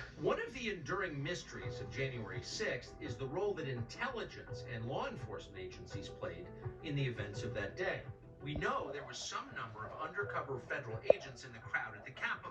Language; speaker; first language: English; native; English